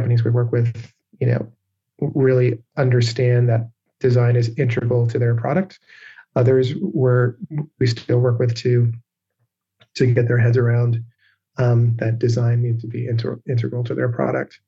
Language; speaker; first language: English; native; English